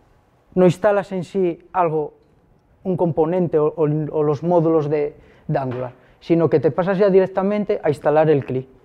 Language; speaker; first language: Spanish; native; Spanish